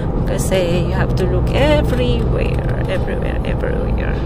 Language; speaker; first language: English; non-native, local second language; Filipino